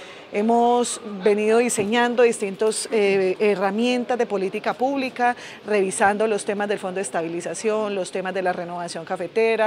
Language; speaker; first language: Spanish; native; Spanish